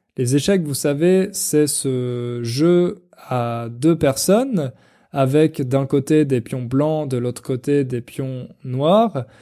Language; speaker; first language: French; native; French